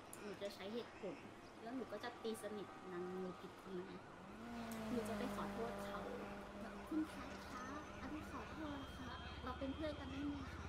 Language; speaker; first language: Thai; native; Thai